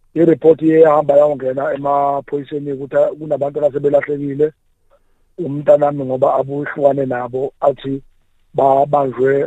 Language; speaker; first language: Zulu; native; Zulu